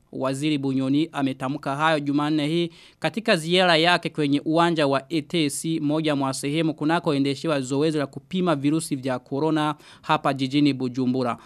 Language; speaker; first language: Swahili; non-native, local second language; Rundi